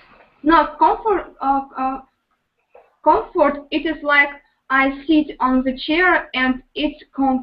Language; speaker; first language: English; non-native, learner; Russian